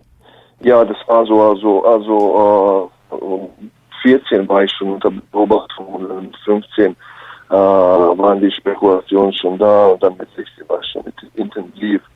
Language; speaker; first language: German; early bilingual, other home language; Bosnian